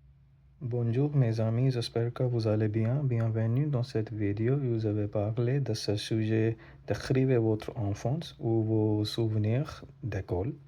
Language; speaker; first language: French; non-native, learner; Hindi